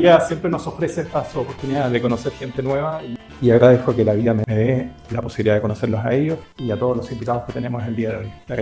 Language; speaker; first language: Spanish; native; Spanish